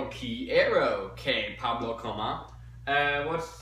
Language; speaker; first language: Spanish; non-native, learner; English